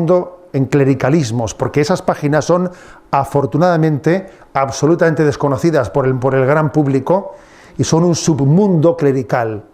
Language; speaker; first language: Spanish; native; Spanish